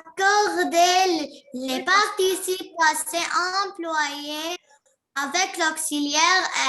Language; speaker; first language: French; non-native, learner; Arabic